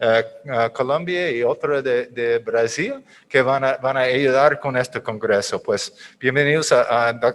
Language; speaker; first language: Spanish; non-native, fluent; English